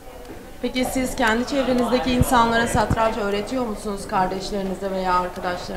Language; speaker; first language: Turkish; native; Turkish